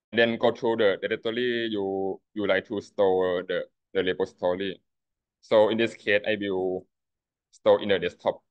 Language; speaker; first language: English; non-native, learner; Thai